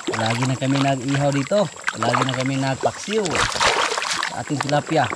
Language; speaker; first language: Filipino; non-native, local second language; Cebuano